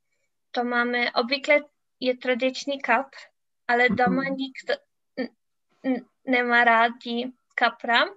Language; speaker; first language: Czech; non-native, learner; English